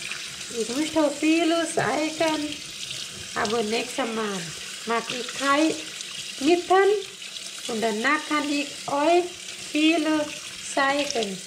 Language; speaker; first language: German; non-native, learner; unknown